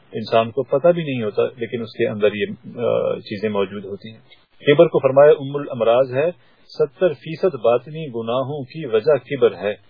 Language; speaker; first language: Urdu; native; Urdu